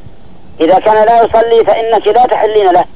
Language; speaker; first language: Arabic; native; Arabic